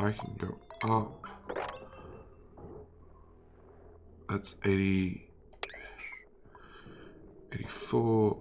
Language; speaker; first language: English; native; English